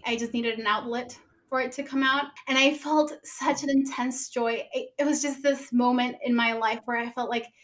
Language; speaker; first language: English; early bilingual, other home language; Spanish